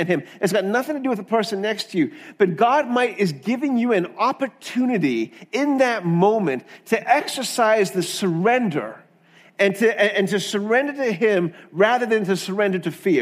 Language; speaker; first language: English; native; English